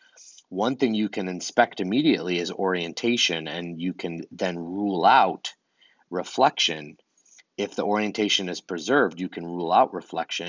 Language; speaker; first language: English; native; English